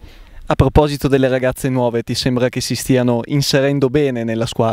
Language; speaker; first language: Italian; native; Italian